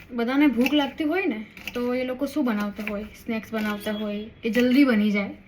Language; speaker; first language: Gujarati; non-native, local second language; Marwari